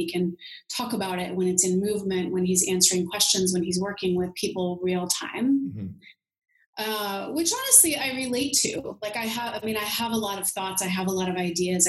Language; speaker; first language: English; native; English